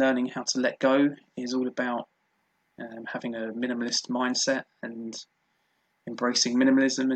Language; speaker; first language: English; native; English